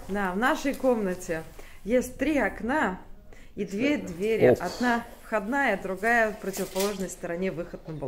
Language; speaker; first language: Russian; native; Russian